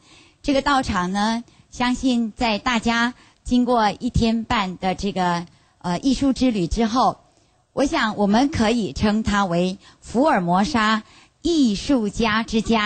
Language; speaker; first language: Chinese; native; Chinese